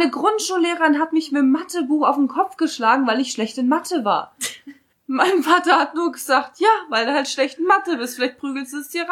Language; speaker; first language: German; early bilingual, other home language; Russian